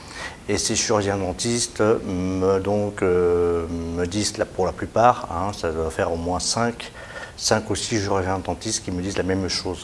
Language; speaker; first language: French; native; French